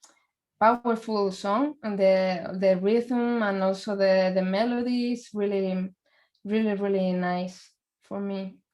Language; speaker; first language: English; non-native, learner; Spanish